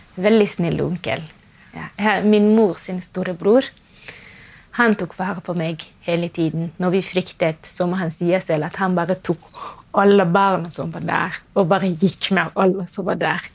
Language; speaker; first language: Norwegian; non-native, fluent; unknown